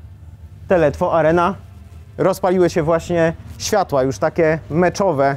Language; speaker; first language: Polish; native; Polish